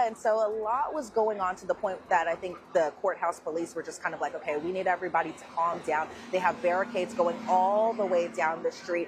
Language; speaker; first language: English; native; English